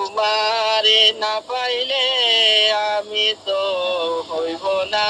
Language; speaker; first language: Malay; non-native, learner; Bangla